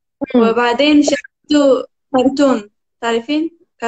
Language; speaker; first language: Arabic; non-native, learner; Turkish